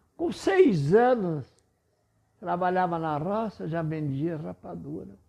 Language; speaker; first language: Portuguese; non-native, local second language; German